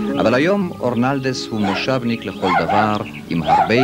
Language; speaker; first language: Hebrew; native; Hebrew